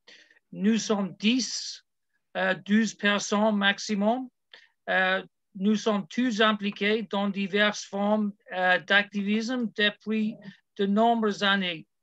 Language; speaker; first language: French; non-native, learner; English